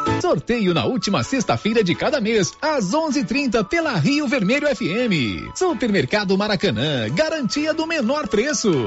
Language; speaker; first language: Portuguese; native; Portuguese